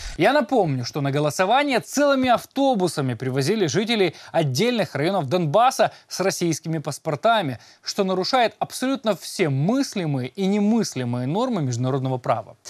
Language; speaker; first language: Russian; native; Russian